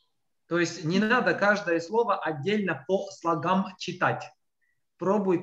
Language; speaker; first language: Russian; native; Russian